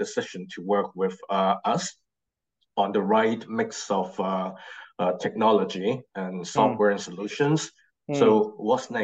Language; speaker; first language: English; non-native, local second language; Cantonese